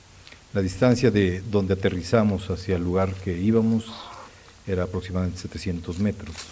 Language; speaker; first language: Spanish; native; Spanish